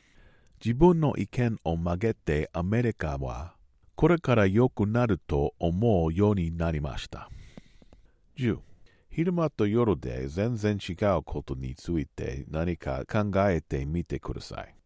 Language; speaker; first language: Japanese; non-native, learner; English